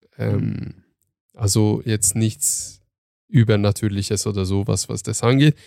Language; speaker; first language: German; early bilingual, other home language; Turkish